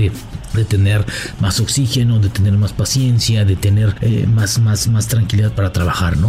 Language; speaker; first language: Spanish; native; Spanish